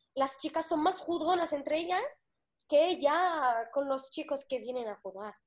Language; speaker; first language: Spanish; non-native, fluent; Arabic